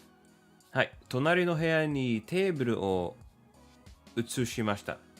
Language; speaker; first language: Japanese; non-native, learner; English